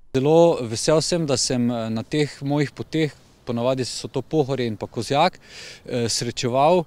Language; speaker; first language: Slovenian; native; Slovenian